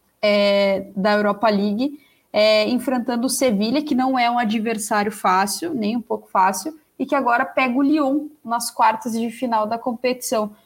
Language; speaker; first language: Portuguese; native; Portuguese